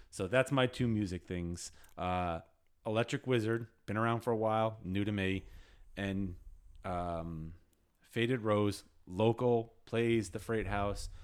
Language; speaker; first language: English; native; English